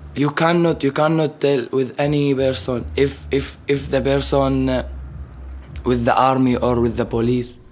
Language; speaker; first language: English; non-native, learner; Arabic